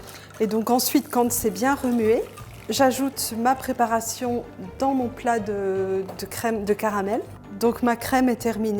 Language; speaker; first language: French; native; French